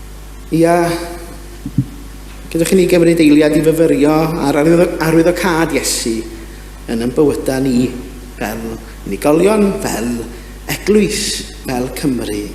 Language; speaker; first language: Welsh; native; Welsh